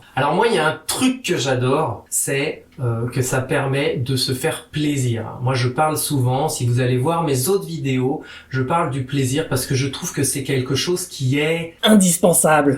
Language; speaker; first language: French; native; French